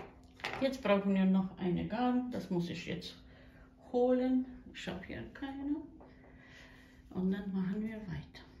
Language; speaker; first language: German; non-native, learner; Croatian